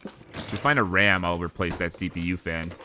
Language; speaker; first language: English; native; English